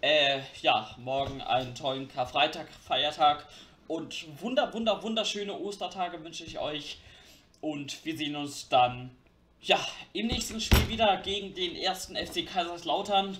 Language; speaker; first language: German; native; German